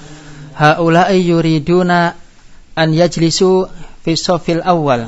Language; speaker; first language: Arabic; non-native, fluent; Indonesian